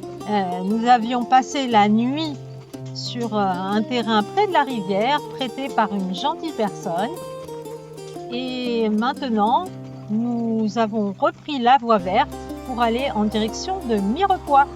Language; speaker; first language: French; native; French